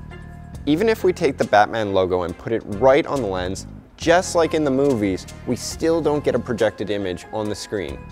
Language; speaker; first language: English; native; English